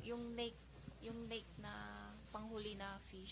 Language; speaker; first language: Filipino; non-native, learner; Chinese